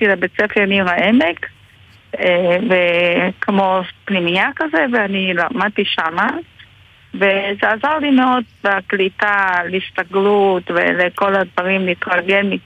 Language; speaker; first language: Hebrew; non-native, fluent; Vietnamese